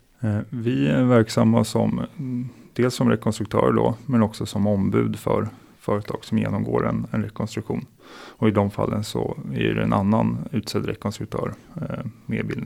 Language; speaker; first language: Swedish; native; Swedish